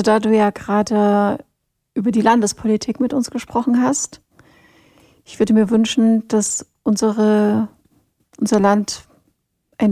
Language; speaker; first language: German; native; German